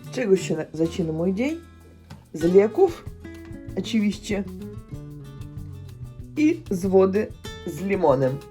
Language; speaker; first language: Polish; non-native, learner; Russian